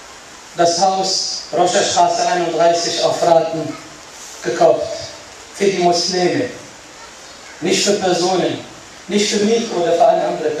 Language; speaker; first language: German; non-native, fluent; Arabic